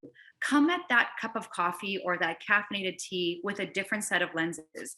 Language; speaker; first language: English; native; English